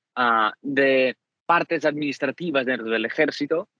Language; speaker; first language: Spanish; non-native, fluent; Ukrainian